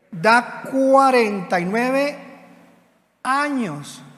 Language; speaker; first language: Spanish; native; Spanish